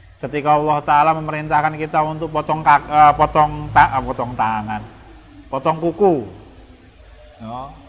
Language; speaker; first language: Indonesian; non-native, local second language; Javanese